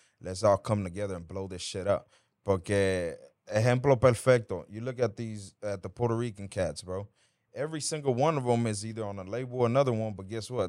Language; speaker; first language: English; early bilingual, other home language; Spanish